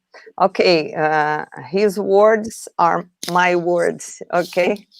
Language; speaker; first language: English; non-native, fluent; Portuguese